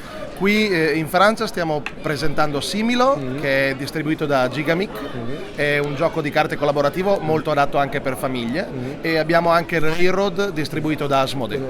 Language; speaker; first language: Italian; native; Italian